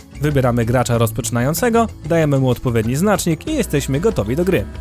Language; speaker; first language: Polish; native; Polish